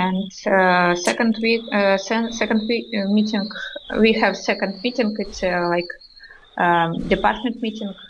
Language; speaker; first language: English; non-native, learner; Russian